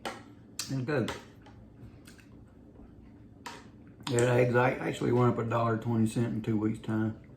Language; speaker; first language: English; native; English